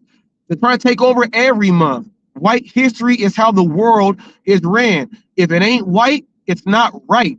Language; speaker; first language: English; native; English